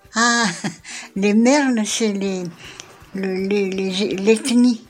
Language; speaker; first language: French; non-native, local second language; Malagasy